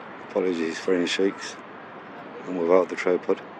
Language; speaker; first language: English; non-native, local second language; Spanish